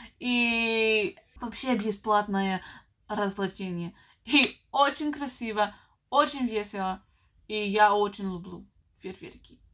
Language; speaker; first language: Russian; non-native, learner; English